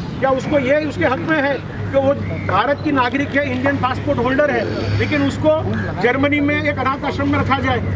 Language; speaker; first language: Hindi; non-native, local second language; Gujarati